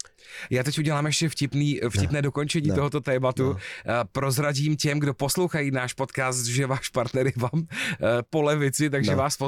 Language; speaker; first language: Czech; native; Czech